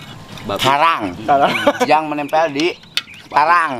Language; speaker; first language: Indonesian; non-native, local second language; Sundanese